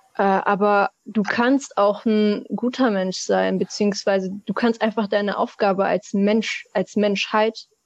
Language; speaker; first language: German; native; German